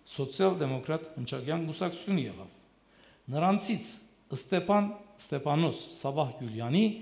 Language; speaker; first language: Armenian; early bilingual, heritage; French